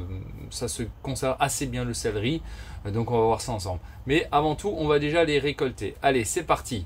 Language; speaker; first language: French; native; French